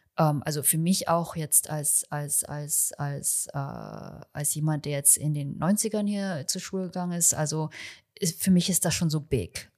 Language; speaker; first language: German; early bilingual, other home language; Chinese